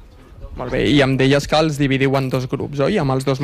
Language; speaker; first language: Catalan; native; Catalan